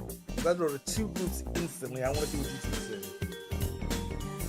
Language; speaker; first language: English; native; English